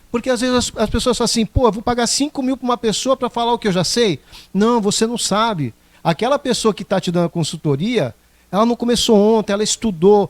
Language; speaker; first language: Portuguese; native; Portuguese